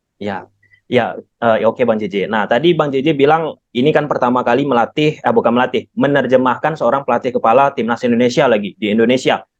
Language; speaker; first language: Indonesian; native; Indonesian